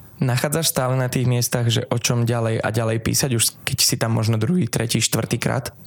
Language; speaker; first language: Slovak; native; Slovak